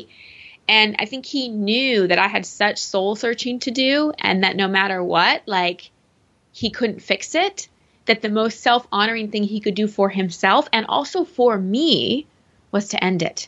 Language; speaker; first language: English; native; English